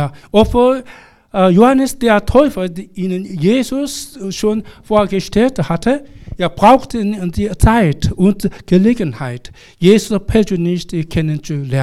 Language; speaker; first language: German; non-native, fluent; Korean